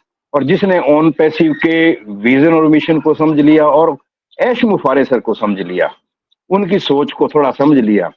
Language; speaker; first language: Hindi; native; Hindi